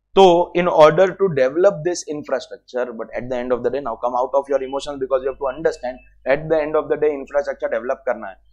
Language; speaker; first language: Hindi; native; Hindi